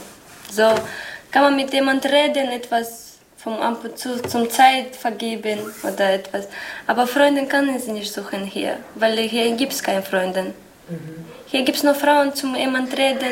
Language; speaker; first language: German; non-native, learner; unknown